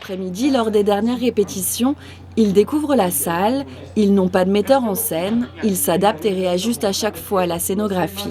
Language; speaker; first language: French; native; French